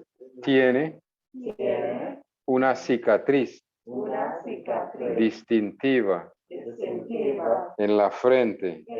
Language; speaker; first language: Spanish; non-native, fluent; English